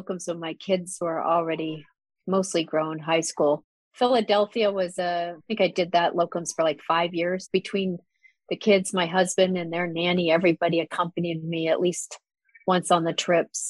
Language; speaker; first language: English; native; English